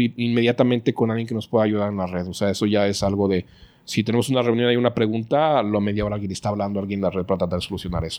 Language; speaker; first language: Spanish; native; Spanish